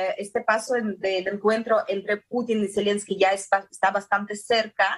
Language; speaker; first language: Spanish; early bilingual, heritage; Russian